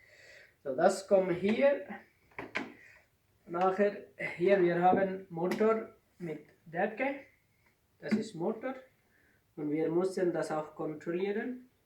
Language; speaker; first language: German; non-native, learner; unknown